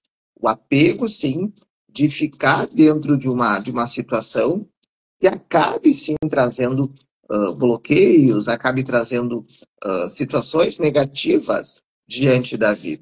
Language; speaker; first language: Portuguese; native; Portuguese